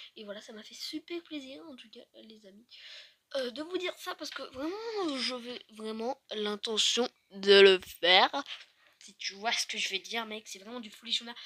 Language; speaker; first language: French; native; French